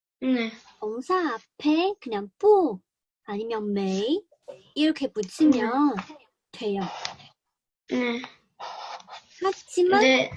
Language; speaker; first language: Korean; non-native, learner; Chinese